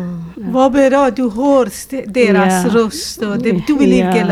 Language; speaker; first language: Swedish; non-native, learner; Persian